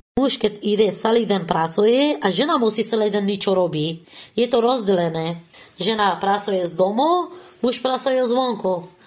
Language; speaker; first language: Slovak; non-native, learner; Persian